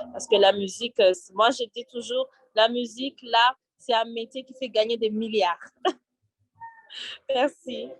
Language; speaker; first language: French; non-native, local second language; Swahili